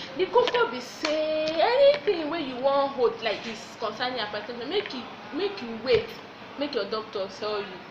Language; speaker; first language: Nigerian Pidgin; non-native, local second language; Yoruba